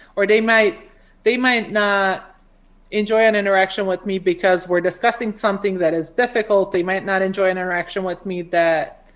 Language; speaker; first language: English; early bilingual, other home language; Croatian